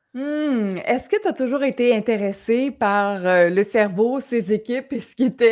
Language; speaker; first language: French; native; French